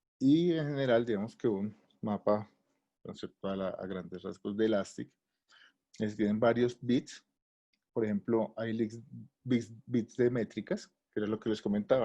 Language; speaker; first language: Spanish; native; Spanish